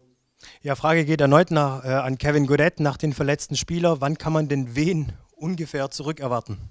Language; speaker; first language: German; native; German